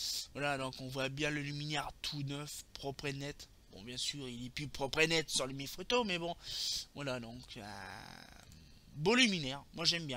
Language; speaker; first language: French; native; French